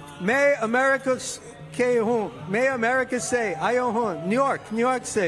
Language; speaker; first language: Hindi; non-native, learner; English